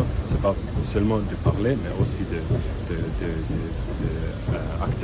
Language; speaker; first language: French; non-native, fluent; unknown